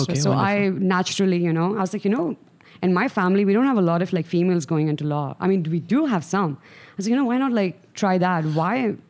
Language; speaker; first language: English; non-native, local second language; Sindhi